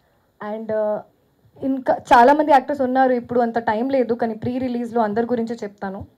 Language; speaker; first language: Telugu; non-native, fluent; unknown